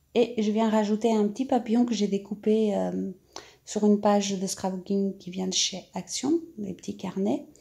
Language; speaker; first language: French; native; French